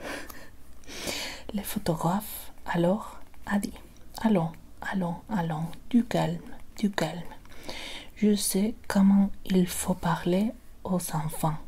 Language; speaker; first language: French; non-native, learner; Spanish